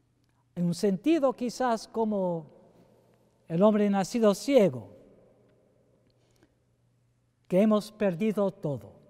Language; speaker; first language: Spanish; non-native, fluent; English